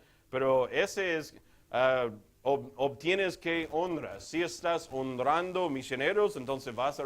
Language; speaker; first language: Spanish; non-native, fluent; English